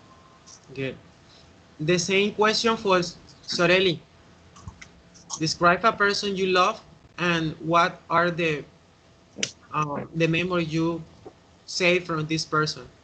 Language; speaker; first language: English; non-native, learner; Spanish